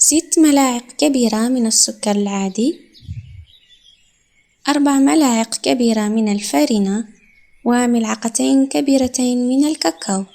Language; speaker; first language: Arabic; native; Arabic